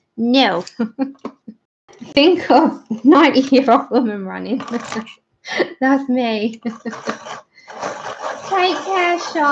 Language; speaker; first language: English; native; English